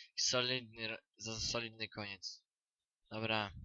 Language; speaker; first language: Polish; native; Polish